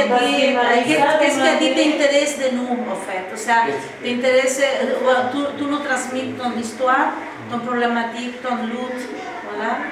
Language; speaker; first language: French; non-native, learner; Spanish